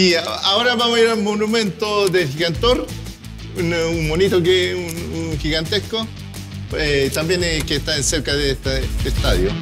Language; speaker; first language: Spanish; early bilingual, heritage; Spanish